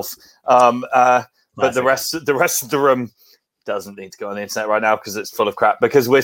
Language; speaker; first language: English; native; English